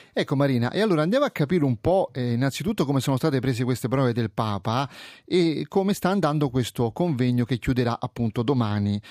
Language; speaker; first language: Italian; native; Italian